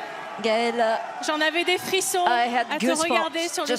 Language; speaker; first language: French; native; French